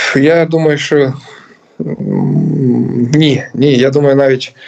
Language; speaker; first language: Ukrainian; native; Ukrainian